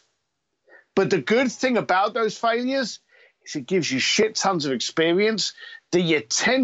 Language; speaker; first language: English; native; English